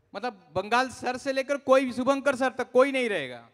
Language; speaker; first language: Hindi; non-native, local second language; Odia